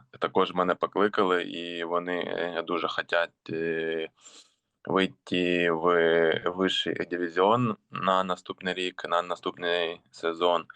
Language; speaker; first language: Ukrainian; non-native, local second language; Russian